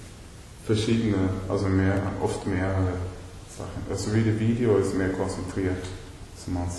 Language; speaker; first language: German; non-native, learner; Swedish